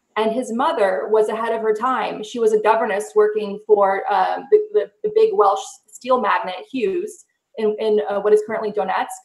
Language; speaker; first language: English; native; English